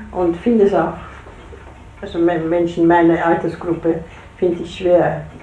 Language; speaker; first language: German; native; German